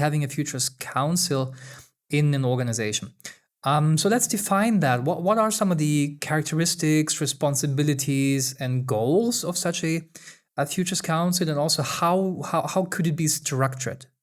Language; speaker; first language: English; non-native, fluent; German